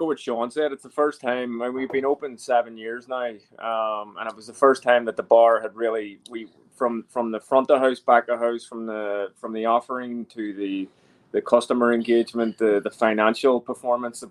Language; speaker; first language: English; native; English